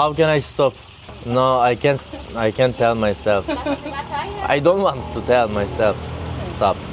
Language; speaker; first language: English; non-native, learner; Turkish